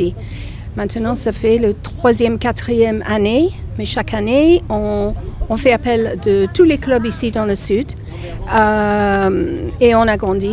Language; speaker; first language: French; non-native, fluent; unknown